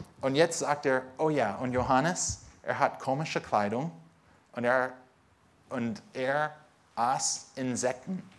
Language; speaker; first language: German; non-native, fluent; English